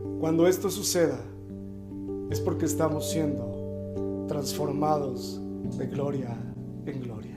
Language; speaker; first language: Spanish; native; Spanish